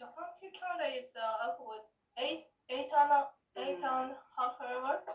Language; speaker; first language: English; non-native, learner; Japanese